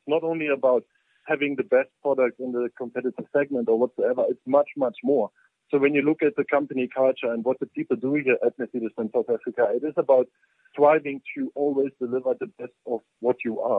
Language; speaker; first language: English; non-native, fluent; German